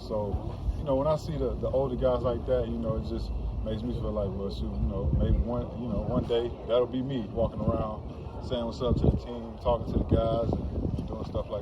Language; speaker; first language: English; native; English